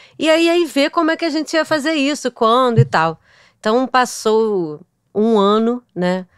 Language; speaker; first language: Portuguese; native; Portuguese